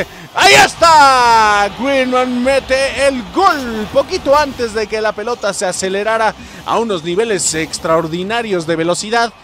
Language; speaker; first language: Spanish; native; Spanish